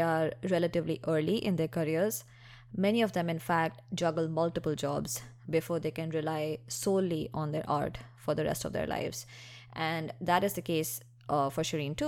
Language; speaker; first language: English; non-native, local second language; Hindi